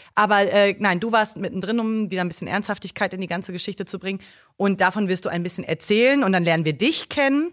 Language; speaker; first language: German; native; German